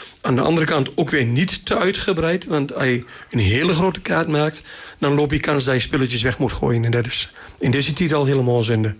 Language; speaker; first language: Dutch; native; Dutch